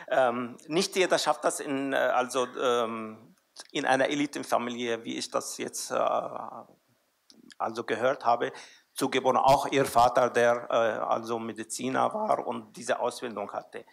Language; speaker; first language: German; non-native, fluent; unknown